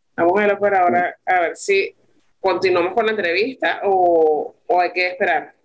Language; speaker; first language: Spanish; native; Spanish